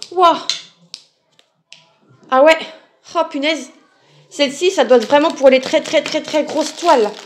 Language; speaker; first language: French; native; French